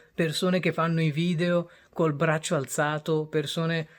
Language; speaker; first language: Italian; early bilingual, other home language; Bangla